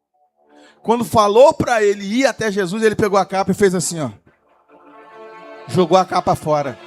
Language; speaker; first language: Portuguese; native; Portuguese